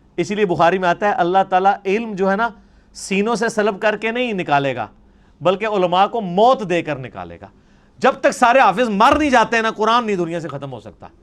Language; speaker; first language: Urdu; non-native, local second language; Punjabi